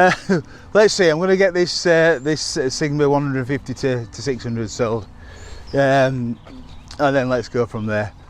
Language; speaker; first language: English; native; English